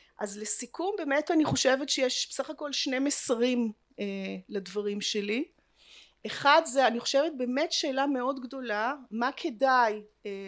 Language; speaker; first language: Hebrew; native; Hebrew